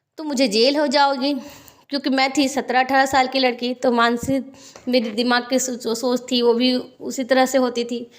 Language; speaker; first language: Hindi; native; Hindi